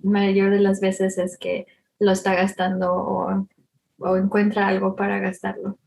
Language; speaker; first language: Spanish; early bilingual, heritage; Spanish